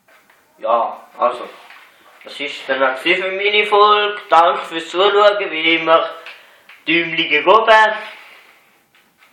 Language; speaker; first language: German; native; German